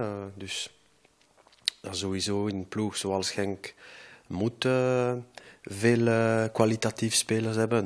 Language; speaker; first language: Dutch; non-native, local second language; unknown